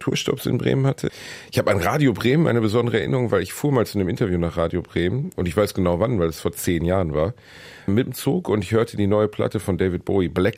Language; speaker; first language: German; native; German